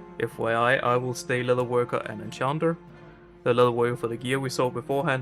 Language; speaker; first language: English; non-native, fluent; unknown